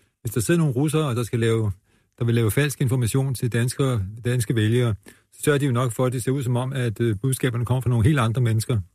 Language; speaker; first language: Danish; native; Danish